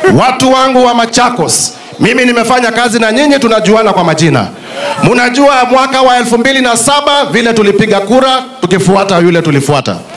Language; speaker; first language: Swahili; non-native, local second language; Kamba